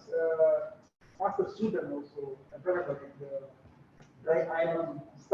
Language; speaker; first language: English; non-native, learner; Indonesian